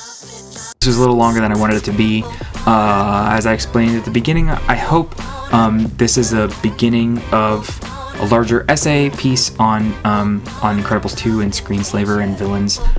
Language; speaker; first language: English; native; English